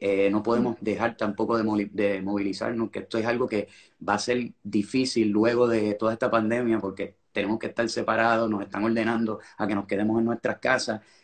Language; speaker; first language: Spanish; native; Spanish